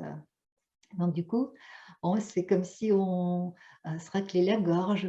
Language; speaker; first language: French; non-native, fluent; Russian